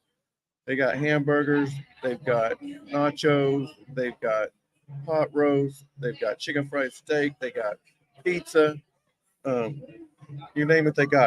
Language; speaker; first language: English; native; English